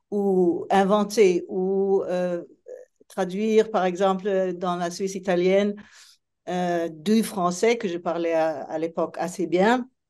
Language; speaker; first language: French; non-native, fluent; Italian